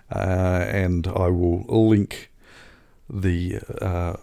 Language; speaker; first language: English; native; English